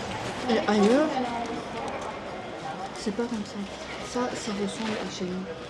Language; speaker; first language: French; early bilingual, heritage; Turkish